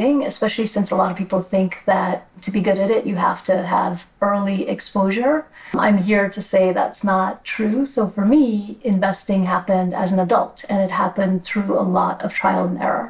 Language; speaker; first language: English; native; English